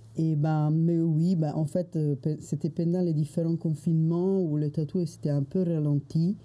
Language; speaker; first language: French; non-native, fluent; Italian